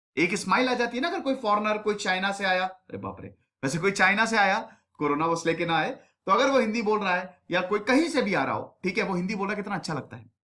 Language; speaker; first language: Hindi; native; Hindi